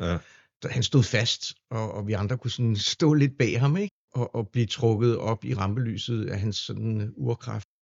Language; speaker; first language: Danish; native; Danish